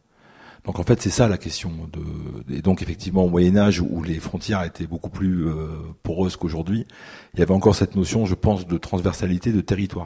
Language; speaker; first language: French; native; French